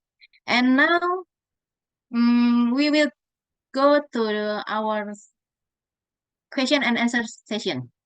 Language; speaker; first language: English; non-native, fluent; Indonesian